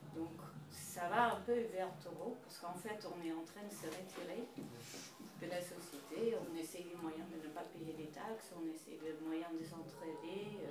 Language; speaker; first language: French; non-native, fluent; Dutch